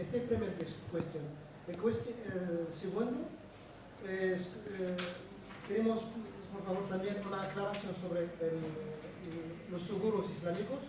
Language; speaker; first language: Spanish; non-native, fluent; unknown